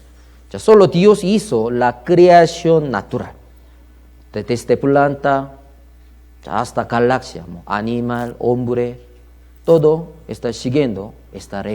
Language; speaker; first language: Spanish; non-native, learner; Korean